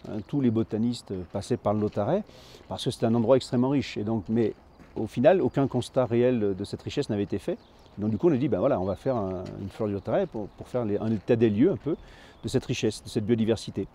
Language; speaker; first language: French; native; French